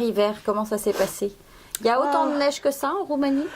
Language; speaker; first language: French; native; French